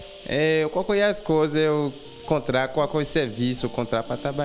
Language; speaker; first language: Portuguese; non-native, learner; Haitian Creole